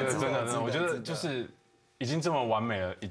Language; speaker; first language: Chinese; native; Chinese